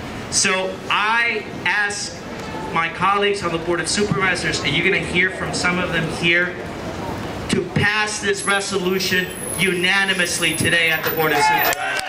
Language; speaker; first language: English; early bilingual, other home language; Spanish